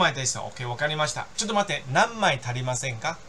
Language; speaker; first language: Japanese; non-native, fluent; Chinese